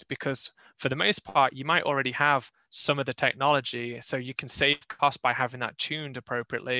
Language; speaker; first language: English; native; English